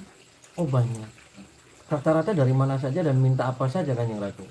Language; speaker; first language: Indonesian; native; Indonesian